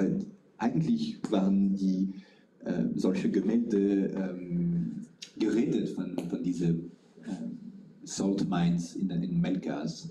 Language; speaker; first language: German; non-native, fluent; French